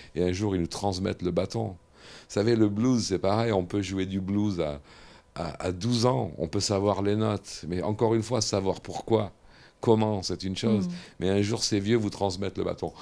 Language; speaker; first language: French; native; French